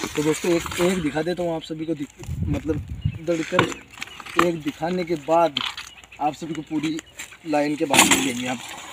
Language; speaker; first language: Hindi; non-native, local second language; Rajasthani